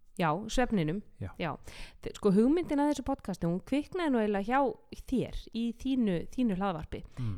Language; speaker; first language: Icelandic; native; Icelandic